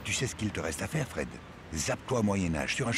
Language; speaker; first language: French; native; French